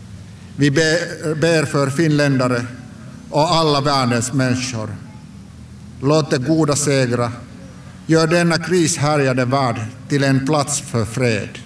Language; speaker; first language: Swedish; non-native, local second language; Finnish